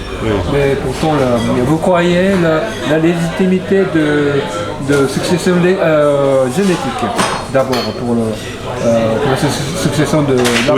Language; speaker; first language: French; non-native, learner; Japanese